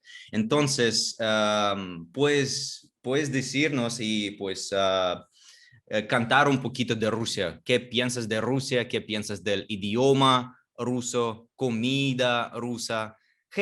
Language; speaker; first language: Spanish; non-native, fluent; Russian